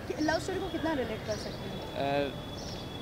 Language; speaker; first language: Hindi; native; Hindi